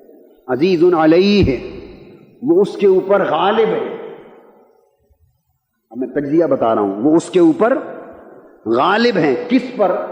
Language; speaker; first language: Urdu; native; Urdu